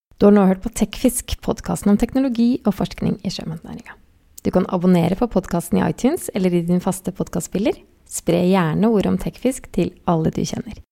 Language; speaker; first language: Norwegian; native; Norwegian